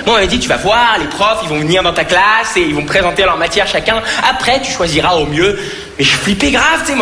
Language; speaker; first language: French; native; French